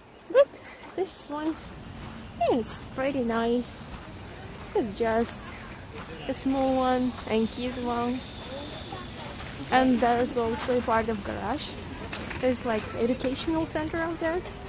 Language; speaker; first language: English; non-native, fluent; Russian